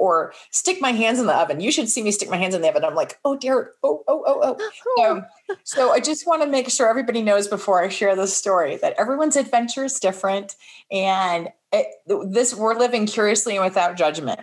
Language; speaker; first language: English; native; English